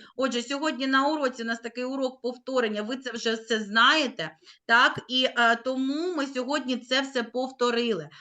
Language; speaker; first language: Ukrainian; native; Ukrainian